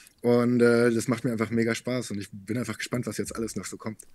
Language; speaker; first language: German; native; German